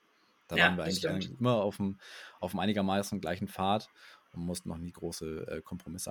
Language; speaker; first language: German; native; German